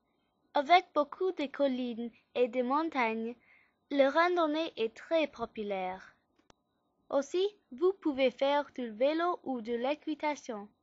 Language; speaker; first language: French; non-native, learner; English